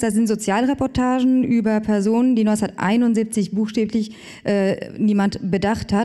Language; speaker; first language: German; native; German